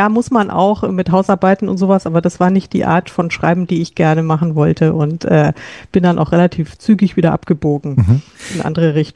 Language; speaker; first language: German; native; German